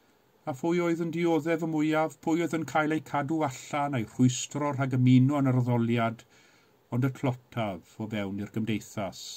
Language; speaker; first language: Welsh; native; Welsh